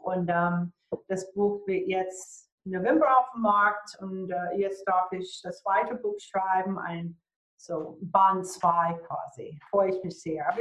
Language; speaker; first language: German; non-native, fluent; English